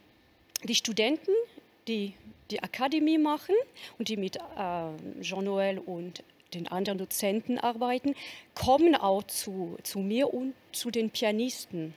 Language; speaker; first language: German; non-native, fluent; French